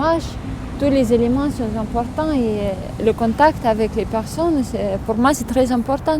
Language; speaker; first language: French; non-native, fluent; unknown